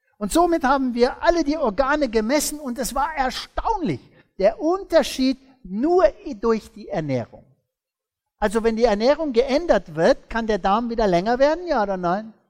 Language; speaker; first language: German; early bilingual, heritage; German